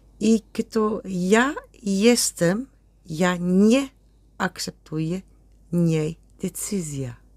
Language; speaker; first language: Polish; non-native, learner; Dutch